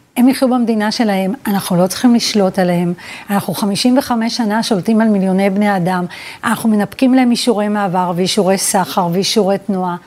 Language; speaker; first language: Hebrew; early bilingual, other home language; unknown